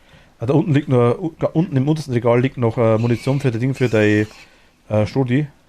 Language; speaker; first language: German; native; German